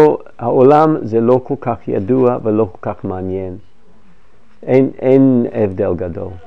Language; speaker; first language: Hebrew; non-native, fluent; English